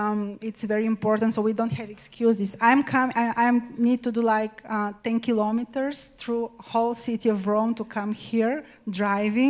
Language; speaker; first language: English; non-native, fluent; Bulgarian